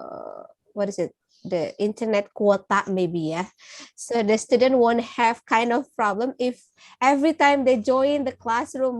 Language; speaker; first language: English; non-native, fluent; Indonesian